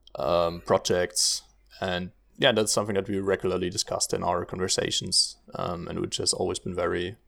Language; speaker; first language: English; non-native, fluent; German